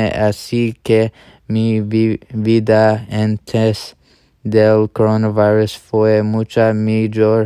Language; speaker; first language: Spanish; non-native, learner; English